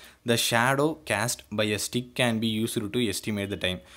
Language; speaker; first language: English; non-native, local second language; Tamil